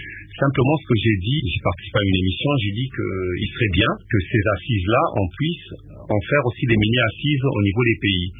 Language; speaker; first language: French; non-native, local second language; Lingala